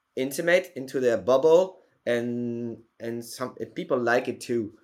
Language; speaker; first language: English; non-native, fluent; French